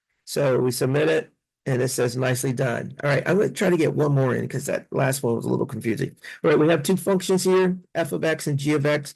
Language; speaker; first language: English; native; English